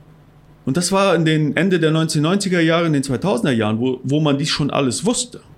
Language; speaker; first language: German; non-native, local second language; Plautdietsch